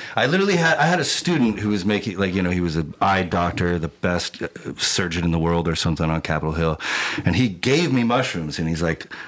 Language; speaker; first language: English; native; English